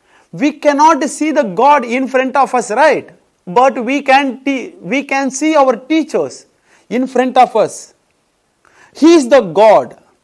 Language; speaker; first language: English; non-native, local second language; Tamil